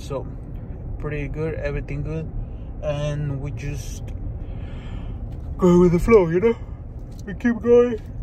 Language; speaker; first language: English; non-native, fluent; Spanish